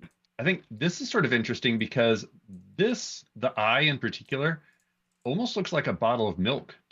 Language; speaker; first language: English; native; English